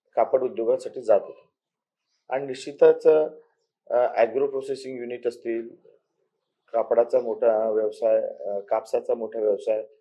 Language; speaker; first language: Marathi; native; Marathi